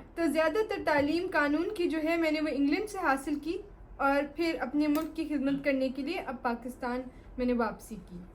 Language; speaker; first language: Urdu; native; Urdu